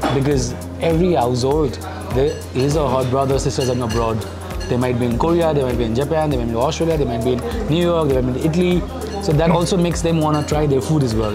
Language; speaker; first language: English; non-native, local second language; Nepali